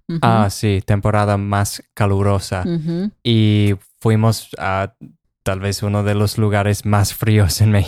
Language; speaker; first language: Spanish; non-native, fluent; English